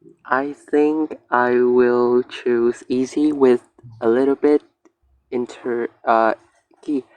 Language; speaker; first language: English; non-native, learner; Vietnamese